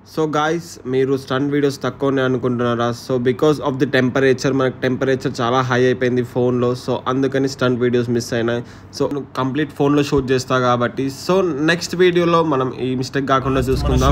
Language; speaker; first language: Telugu; native; Telugu